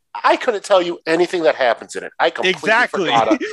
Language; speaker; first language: English; native; English